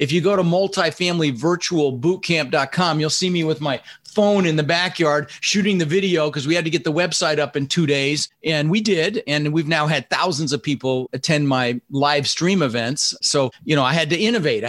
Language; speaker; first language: English; early bilingual, other home language; Dutch